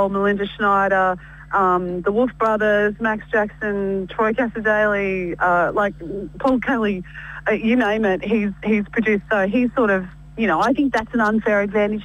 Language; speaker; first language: English; native; English